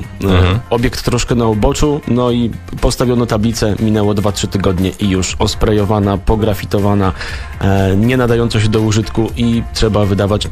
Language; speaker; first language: Polish; native; Polish